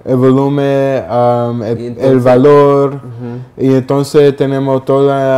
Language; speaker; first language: Spanish; early bilingual, heritage; Spanish